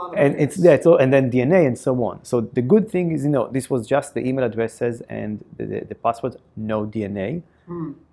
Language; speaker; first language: English; non-native, fluent; Hebrew